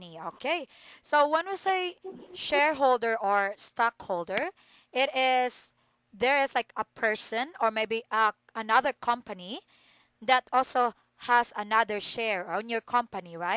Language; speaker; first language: English; non-native, fluent; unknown